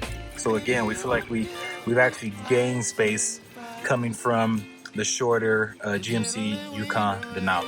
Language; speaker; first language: English; native; English